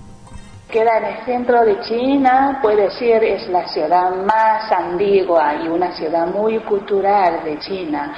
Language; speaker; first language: Spanish; non-native, learner; Chinese